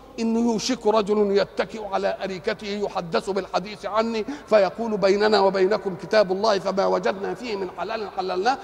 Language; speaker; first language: Arabic; native; Arabic